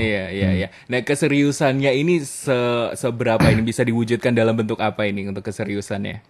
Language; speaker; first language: Indonesian; native; Indonesian